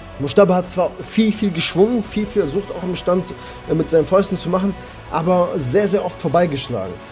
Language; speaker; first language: German; early bilingual, other home language; Armenian